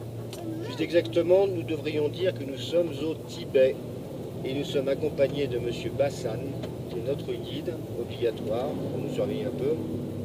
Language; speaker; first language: French; native; French